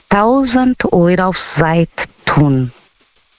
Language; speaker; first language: German; non-native, learner; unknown